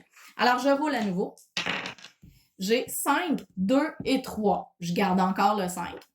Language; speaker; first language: French; native; French